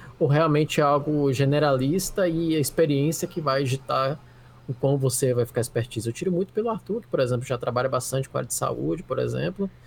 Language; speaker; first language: Portuguese; native; Portuguese